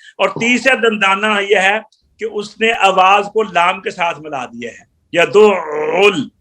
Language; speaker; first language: Urdu; non-native, local second language; Punjabi